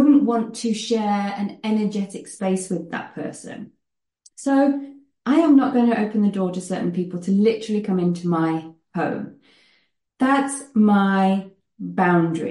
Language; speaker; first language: English; native; English